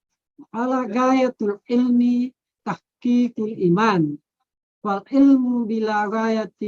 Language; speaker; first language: Arabic; non-native, fluent; Indonesian